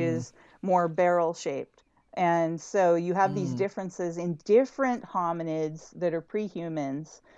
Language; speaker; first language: English; native; English